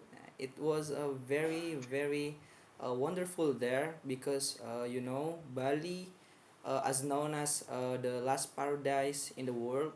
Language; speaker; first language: English; non-native, fluent; Indonesian